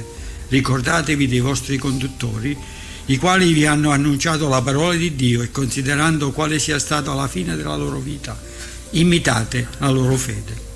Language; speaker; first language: Italian; native; Italian